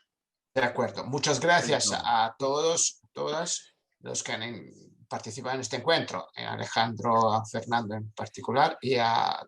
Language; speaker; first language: Spanish; non-native, fluent; Italian